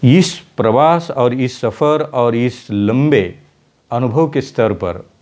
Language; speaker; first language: Hindi; non-native, local second language; Marathi